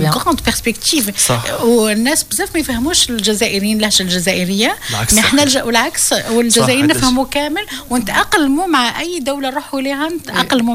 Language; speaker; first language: French; non-native, local second language; Arabic